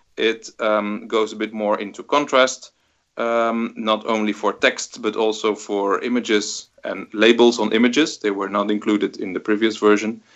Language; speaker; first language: English; non-native, fluent; Dutch